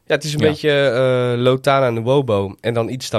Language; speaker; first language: Dutch; native; Dutch